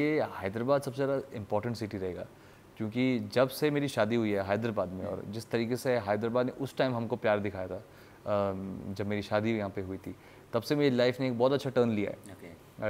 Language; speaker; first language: Hindi; native; Hindi